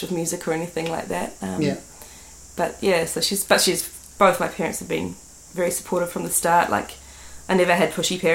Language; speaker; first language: English; native; English